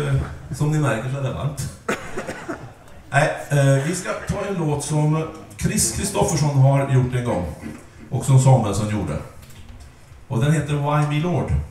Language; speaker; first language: Swedish; native; Swedish